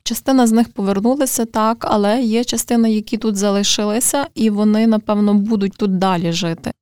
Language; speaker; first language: Ukrainian; native; Ukrainian